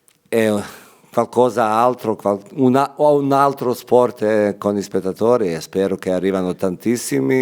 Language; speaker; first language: Italian; non-native, fluent; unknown